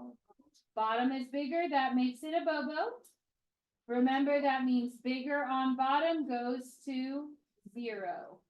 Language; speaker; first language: English; native; English